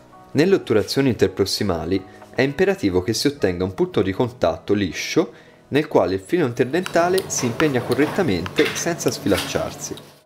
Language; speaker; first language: Italian; native; Italian